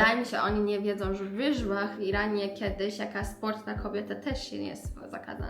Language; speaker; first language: Polish; non-native, learner; Persian